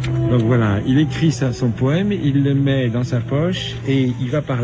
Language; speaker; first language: French; native; French